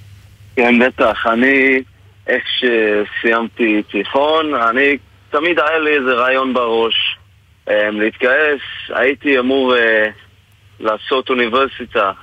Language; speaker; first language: Hebrew; non-native, fluent; English